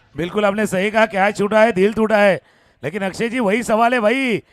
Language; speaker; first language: Hindi; non-native, local second language; Marathi